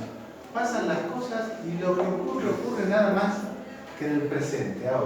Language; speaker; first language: Spanish; native; Spanish